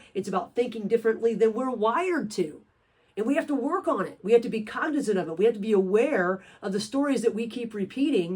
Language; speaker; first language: English; native; English